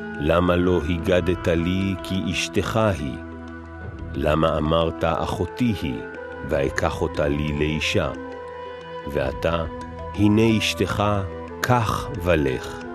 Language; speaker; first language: Hebrew; native; Hebrew